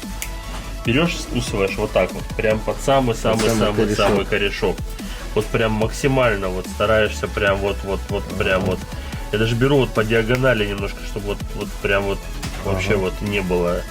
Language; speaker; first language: Russian; native; Russian